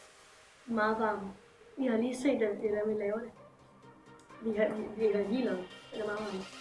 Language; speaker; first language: Danish; early bilingual, other home language; German